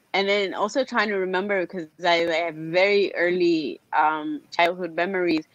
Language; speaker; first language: English; native; English